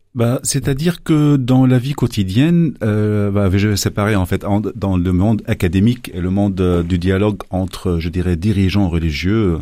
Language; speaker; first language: French; non-native, local second language; Arabic